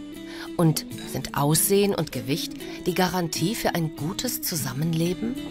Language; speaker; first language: German; native; German